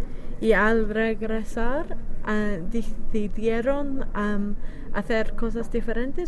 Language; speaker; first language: Spanish; non-native, learner; English